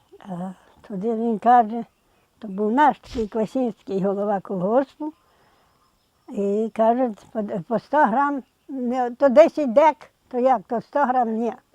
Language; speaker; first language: Ukrainian; native; Ukrainian